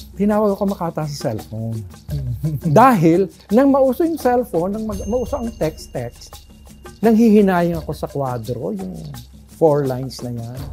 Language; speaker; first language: Filipino; native; Filipino